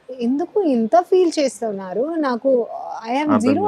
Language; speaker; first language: Telugu; non-native, learner; Hindi